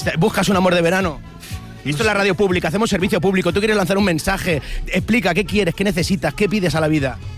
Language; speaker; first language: Spanish; native; Spanish